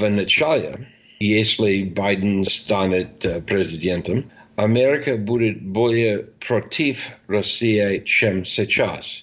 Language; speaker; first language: Russian; non-native, fluent; English